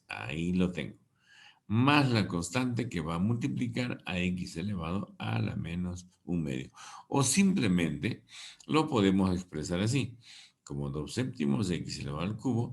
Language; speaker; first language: Spanish; native; Spanish